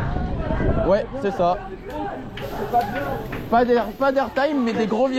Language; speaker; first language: French; native; French